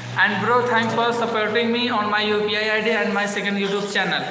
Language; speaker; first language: English; non-native, learner; Hindi